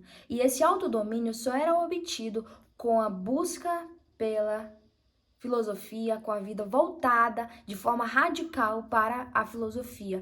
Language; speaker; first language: Portuguese; native; Portuguese